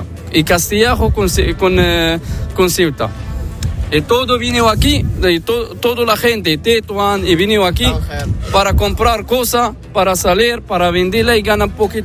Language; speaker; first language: Spanish; non-native, learner; Arabic